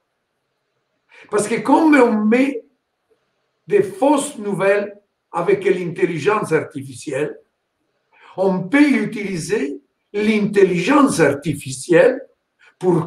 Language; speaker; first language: French; non-native, fluent; Italian